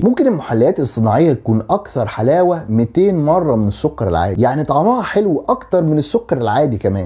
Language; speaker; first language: Arabic; native; Arabic